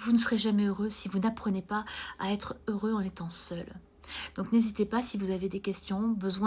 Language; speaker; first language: French; native; French